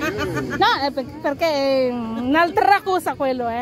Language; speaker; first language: Italian; non-native, learner; Filipino